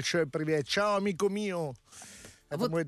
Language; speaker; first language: Russian; non-native, learner; Italian